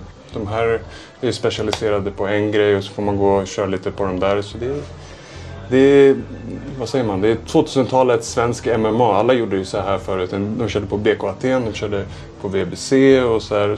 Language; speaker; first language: Swedish; native; Swedish